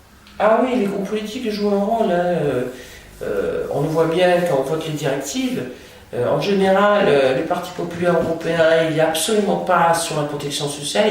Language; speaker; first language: French; native; French